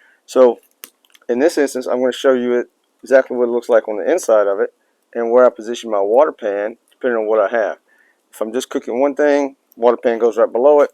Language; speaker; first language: English; native; English